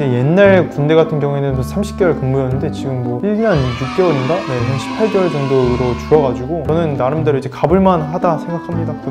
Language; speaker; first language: Korean; native; Korean